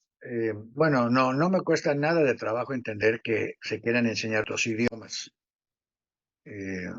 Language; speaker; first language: Spanish; native; Spanish